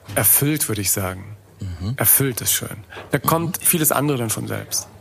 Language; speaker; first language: German; native; German